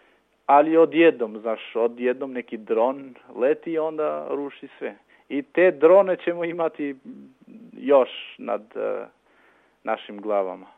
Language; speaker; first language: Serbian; non-native, local second language; Albanian